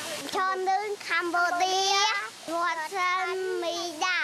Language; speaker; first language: Korean; non-native, learner; Khmer